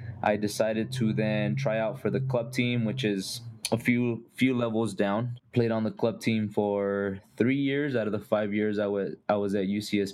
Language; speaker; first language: English; native; English